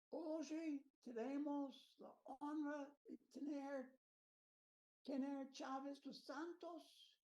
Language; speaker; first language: Portuguese; non-native, learner; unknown